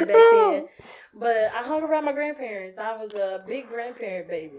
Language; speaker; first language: English; native; English